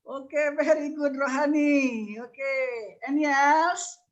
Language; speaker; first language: English; non-native, learner; Indonesian